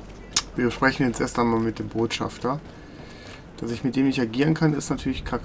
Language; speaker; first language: German; native; German